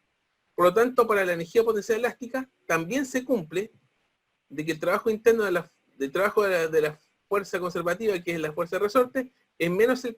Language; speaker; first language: Spanish; native; Spanish